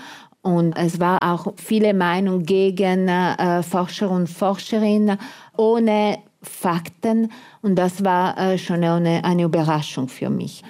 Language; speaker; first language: German; non-native, fluent; Italian